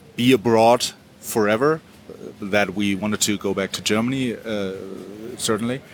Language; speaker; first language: English; non-native, fluent; German